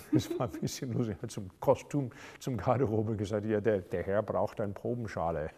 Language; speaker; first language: German; non-native, fluent; English